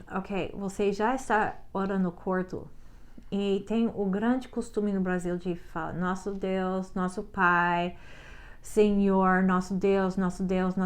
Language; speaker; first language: Portuguese; non-native, learner; English